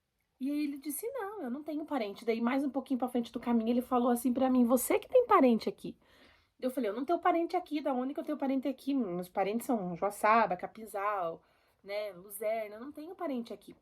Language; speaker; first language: Portuguese; native; Portuguese